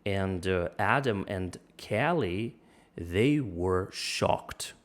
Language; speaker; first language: English; non-native, fluent; Russian